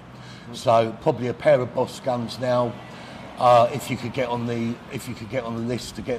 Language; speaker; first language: English; native; English